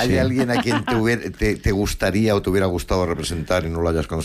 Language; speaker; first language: Spanish; native; Spanish